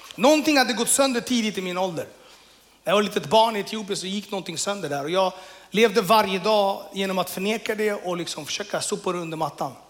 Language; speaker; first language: Swedish; early bilingual, other home language; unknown